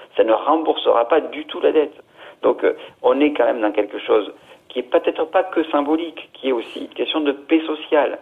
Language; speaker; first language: French; native; French